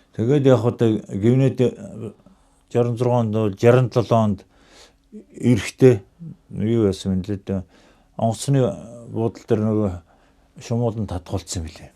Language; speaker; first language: Mongolian; native; Mongolian